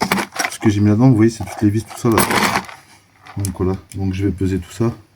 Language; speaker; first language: French; native; French